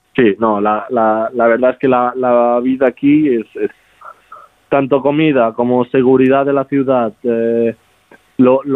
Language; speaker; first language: Spanish; native; Spanish